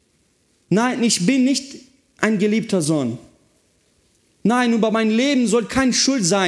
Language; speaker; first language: German; non-native, fluent; Portuguese